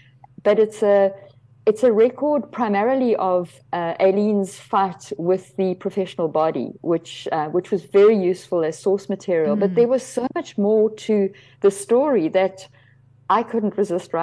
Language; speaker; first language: English; native; English